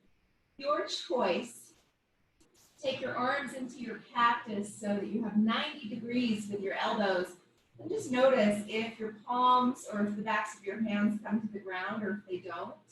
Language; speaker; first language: English; native; English